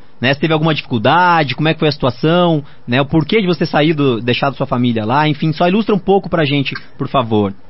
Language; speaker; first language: Portuguese; native; Portuguese